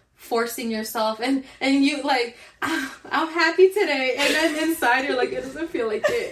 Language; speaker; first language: English; early bilingual, other home language; Spanish